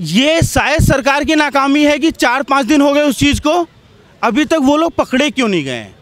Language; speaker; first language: Hindi; native; Hindi